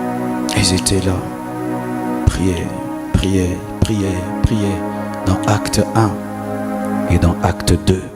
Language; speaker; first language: French; non-native, local second language; Lingala